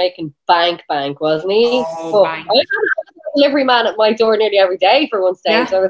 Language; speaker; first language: English; native; English